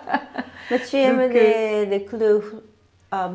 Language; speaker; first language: French; non-native, learner; Japanese